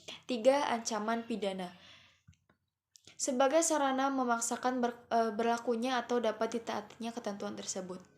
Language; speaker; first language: Indonesian; native; Indonesian